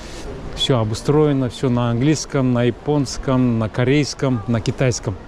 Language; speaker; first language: Russian; non-native, local second language; Kyrgyz